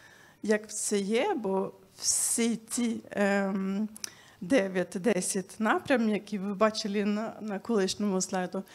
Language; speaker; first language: Ukrainian; non-native, fluent; Swedish